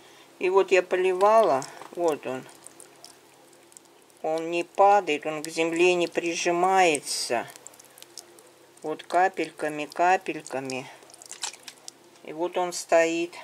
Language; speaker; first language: Russian; native; Russian